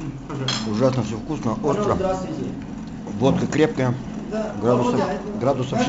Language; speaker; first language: Russian; native; Russian